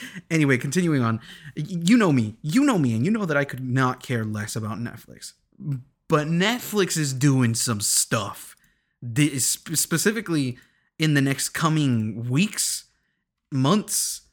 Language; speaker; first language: English; early bilingual, other home language; Spanish